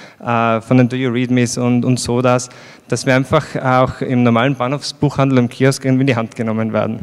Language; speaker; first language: German; native; German